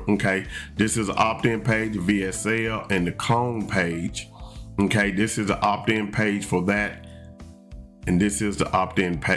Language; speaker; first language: English; native; English